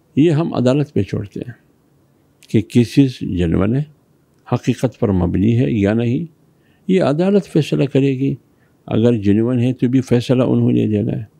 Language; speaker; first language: Urdu; non-native, local second language; Pashto